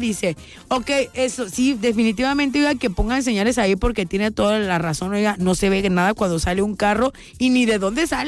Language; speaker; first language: Spanish; native; Spanish